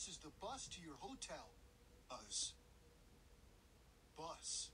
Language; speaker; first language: English; non-native, learner; Japanese